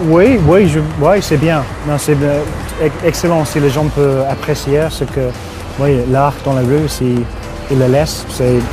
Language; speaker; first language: French; non-native, fluent; English